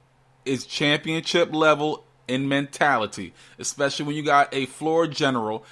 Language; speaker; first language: English; native; English